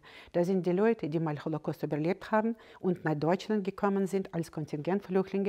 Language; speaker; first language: German; non-native, fluent; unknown